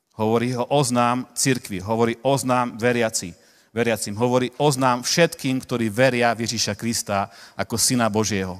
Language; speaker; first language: Slovak; native; Slovak